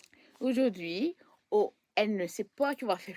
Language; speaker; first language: French; native; French